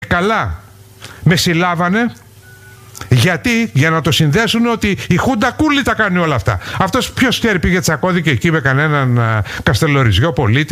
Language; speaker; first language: Greek; native; Greek